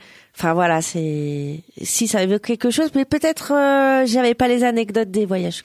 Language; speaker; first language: French; native; French